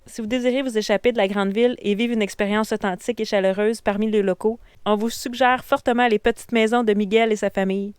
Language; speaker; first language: French; native; French